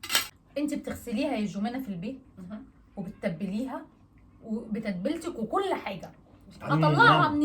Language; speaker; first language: Arabic; native; Arabic